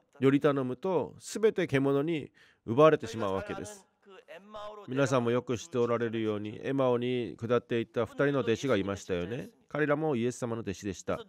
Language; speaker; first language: Japanese; non-native, fluent; Korean